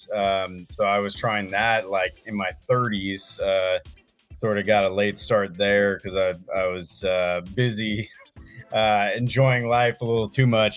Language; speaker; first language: English; native; English